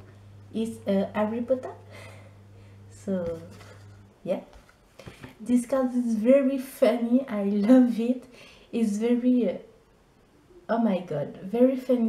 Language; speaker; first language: English; non-native, learner; French